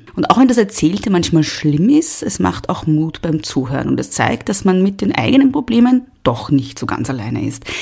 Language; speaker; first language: German; native; German